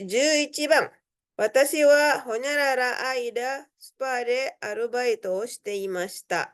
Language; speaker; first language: Japanese; non-native, fluent; Indonesian